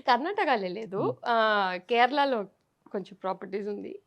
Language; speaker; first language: Telugu; non-native, local second language; Tamil